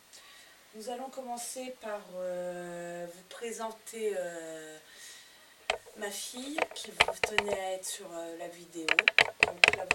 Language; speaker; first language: French; native; French